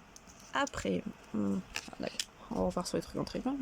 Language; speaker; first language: French; native; French